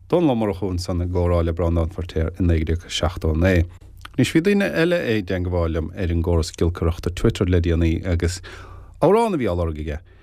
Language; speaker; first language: Irish; native; Irish